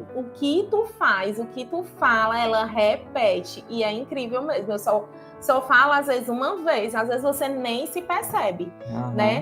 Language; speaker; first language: Portuguese; native; Portuguese